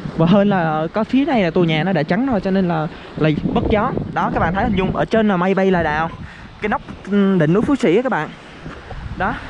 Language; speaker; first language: Vietnamese; native; Vietnamese